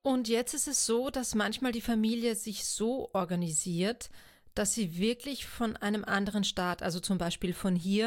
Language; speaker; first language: German; non-native, fluent; Portuguese